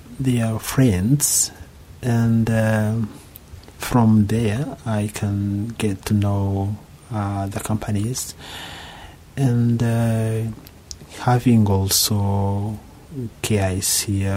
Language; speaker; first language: English; non-native, local second language; Kinyarwanda